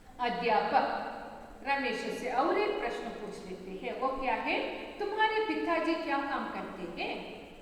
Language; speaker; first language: Hindi; non-native, local second language; Kannada